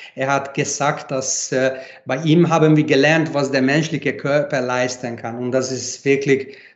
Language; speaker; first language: German; non-native, fluent; Hungarian